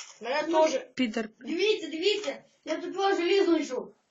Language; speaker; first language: Ukrainian; native; Ukrainian